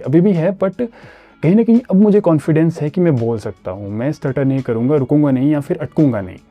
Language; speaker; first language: Hindi; non-native, local second language; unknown